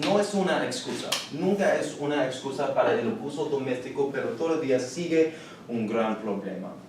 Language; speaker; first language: Spanish; non-native, learner; English